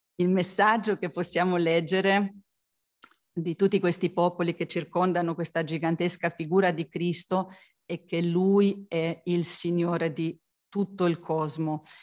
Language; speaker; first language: Italian; non-native, fluent; Slovenian